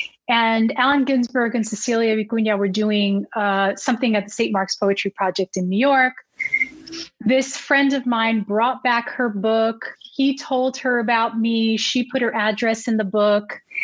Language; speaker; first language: English; early bilingual, other home language; Spanish